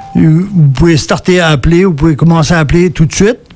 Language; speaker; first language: French; early bilingual, heritage; French